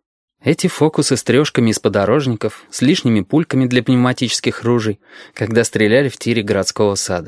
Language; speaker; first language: Russian; native; Russian